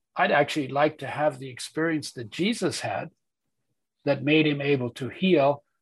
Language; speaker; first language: English; early bilingual, other home language; Polish